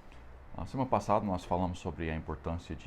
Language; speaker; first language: Portuguese; non-native, fluent; English